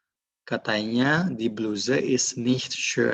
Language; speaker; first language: German; non-native, fluent; Indonesian